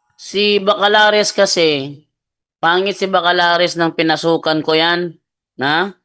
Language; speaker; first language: Filipino; non-native, local second language; Cebuano